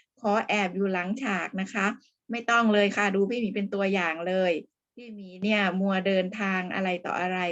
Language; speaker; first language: Thai; native; Thai